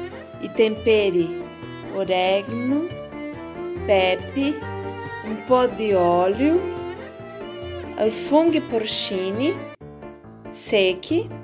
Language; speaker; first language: Italian; non-native, learner; Portuguese